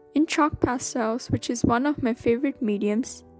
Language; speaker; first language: English; native; English